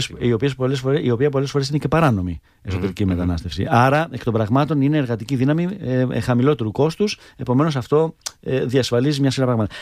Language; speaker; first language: Greek; native; Greek